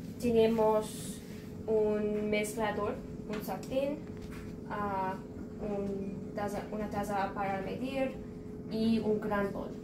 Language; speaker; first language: Spanish; non-native, learner; English